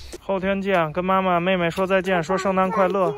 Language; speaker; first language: Chinese; native; Chinese